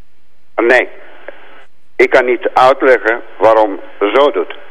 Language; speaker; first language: Dutch; non-native, fluent; Greek